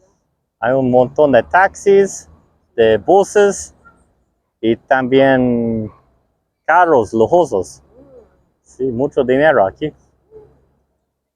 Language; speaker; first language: Spanish; non-native, fluent; English